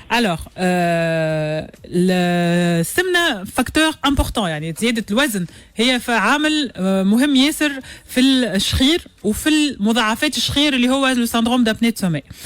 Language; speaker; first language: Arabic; native; Arabic